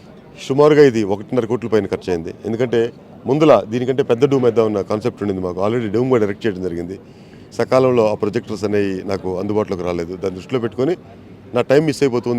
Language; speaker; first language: Telugu; native; Telugu